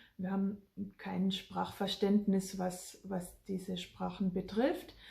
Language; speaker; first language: German; native; German